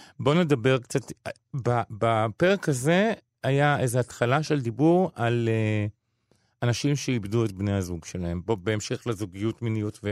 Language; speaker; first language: Hebrew; native; Hebrew